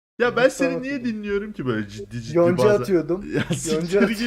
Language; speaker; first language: Turkish; native; Turkish